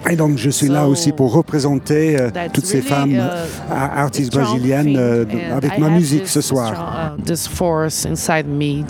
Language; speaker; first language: French; non-native, fluent; Portuguese